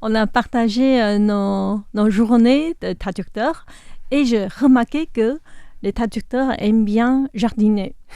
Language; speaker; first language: French; non-native, fluent; Chinese